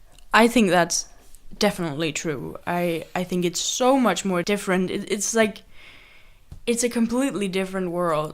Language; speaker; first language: English; non-native, fluent; Danish